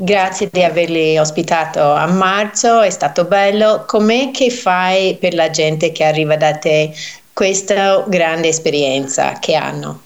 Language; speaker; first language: Italian; native; Italian